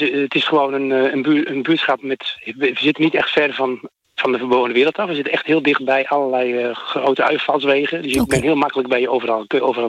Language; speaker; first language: Dutch; native; Dutch